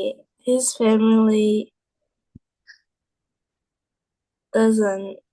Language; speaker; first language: English; non-native, learner; Vietnamese